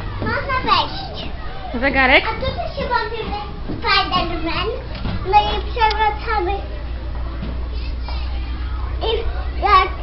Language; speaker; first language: Polish; early bilingual, heritage; Polish